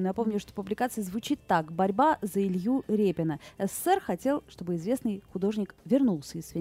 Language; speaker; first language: Russian; native; Russian